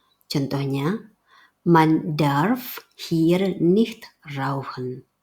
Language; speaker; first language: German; non-native, fluent; Indonesian